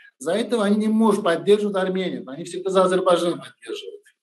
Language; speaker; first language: Russian; non-native, learner; Turkish